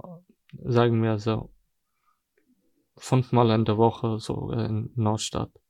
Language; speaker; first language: German; non-native, fluent; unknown